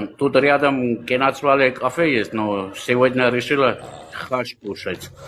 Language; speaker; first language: Russian; non-native, local second language; Armenian